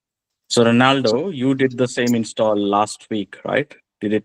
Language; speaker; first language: English; non-native, fluent; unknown